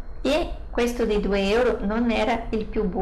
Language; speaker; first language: Italian; non-native, fluent; Portuguese